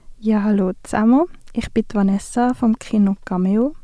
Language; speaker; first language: German; native; German